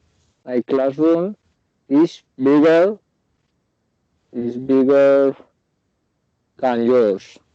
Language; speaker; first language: English; non-native, learner; Spanish